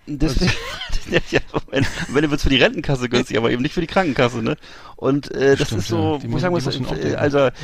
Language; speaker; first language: German; native; German